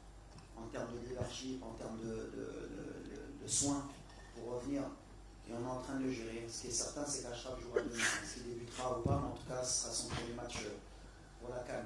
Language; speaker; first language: French; native; French